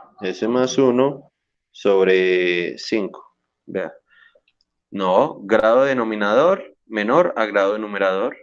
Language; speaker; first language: Spanish; native; Spanish